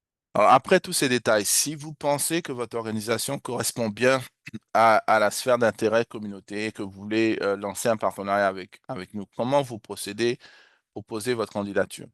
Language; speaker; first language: French; native; French